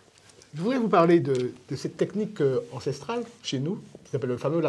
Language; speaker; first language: French; native; French